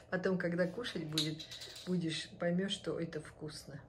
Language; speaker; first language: Russian; native; Russian